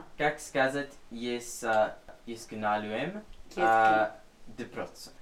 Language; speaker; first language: Russian; non-native, learner; English